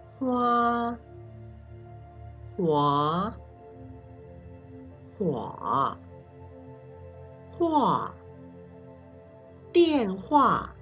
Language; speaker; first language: Chinese; non-native, fluent; Thai